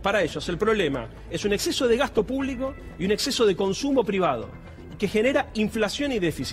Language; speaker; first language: Spanish; native; Spanish